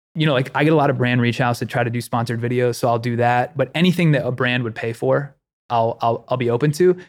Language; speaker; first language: English; native; English